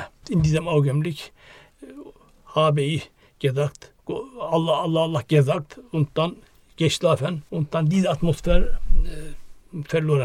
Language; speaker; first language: German; non-native, learner; Turkish